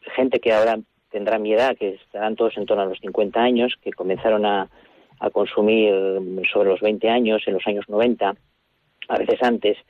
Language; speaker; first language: Spanish; native; Spanish